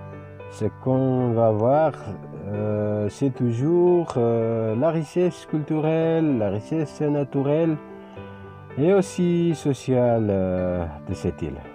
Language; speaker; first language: French; non-native, fluent; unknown